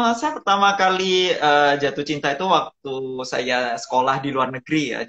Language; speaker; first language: Indonesian; native; Indonesian